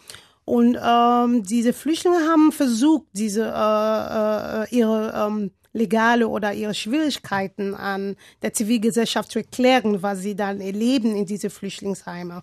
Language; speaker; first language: German; non-native, learner; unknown